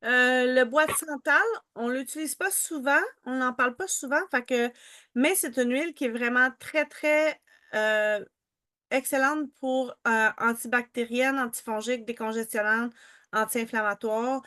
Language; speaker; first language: French; native; French